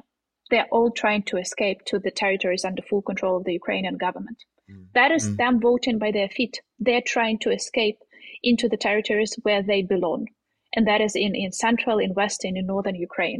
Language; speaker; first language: English; non-native, fluent; Ukrainian